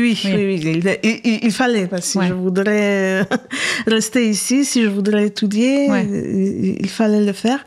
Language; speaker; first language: French; non-native, fluent; Polish